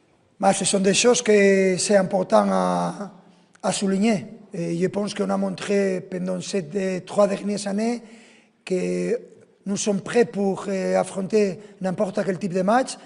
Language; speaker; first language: French; non-native, fluent; Spanish